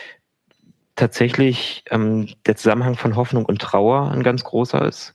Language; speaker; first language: German; native; German